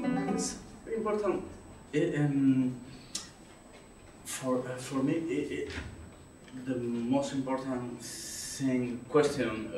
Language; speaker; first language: English; non-native, learner; Spanish